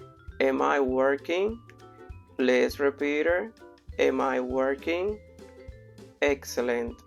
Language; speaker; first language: English; non-native, fluent; Spanish